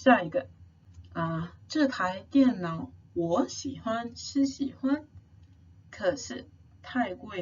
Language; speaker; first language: Chinese; non-native, fluent; English